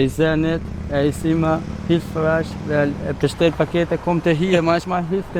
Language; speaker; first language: German; non-native, learner; Albanian